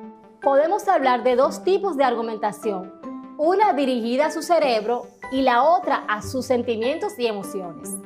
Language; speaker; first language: Spanish; native; Spanish